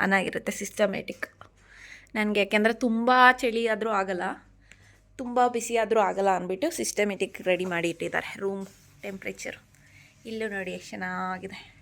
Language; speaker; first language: Kannada; native; Kannada